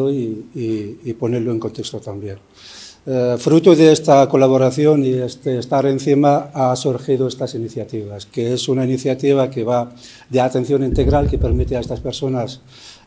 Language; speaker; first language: Spanish; native; Spanish